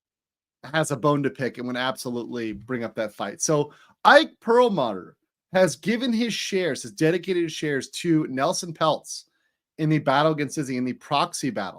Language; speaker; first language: English; native; English